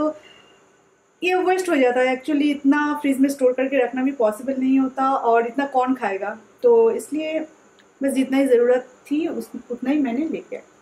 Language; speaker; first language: Hindi; non-native, local second language; Bangla